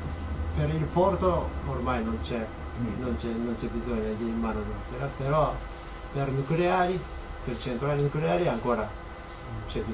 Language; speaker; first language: Italian; non-native, fluent; Japanese